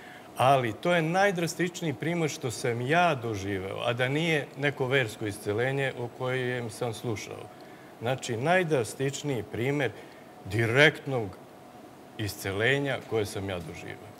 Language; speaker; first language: Serbian; native; Serbian